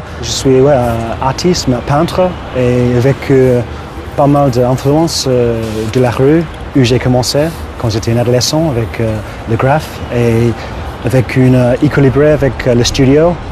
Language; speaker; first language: French; non-native, fluent; English